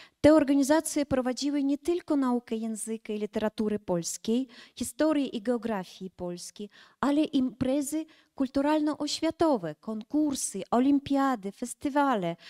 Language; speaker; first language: Polish; early bilingual, heritage; Polish